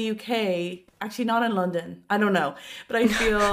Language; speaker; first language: English; native; English